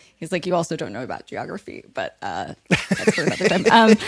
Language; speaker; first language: English; early bilingual, other home language; Hebrew